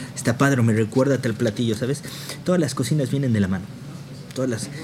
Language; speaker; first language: Spanish; native; Spanish